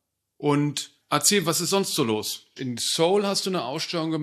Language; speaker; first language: German; native; German